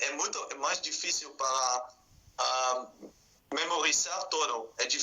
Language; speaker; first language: Portuguese; non-native, learner; Spanish